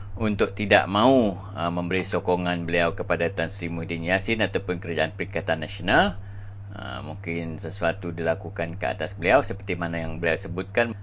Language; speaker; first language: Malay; non-native, local second language; Iban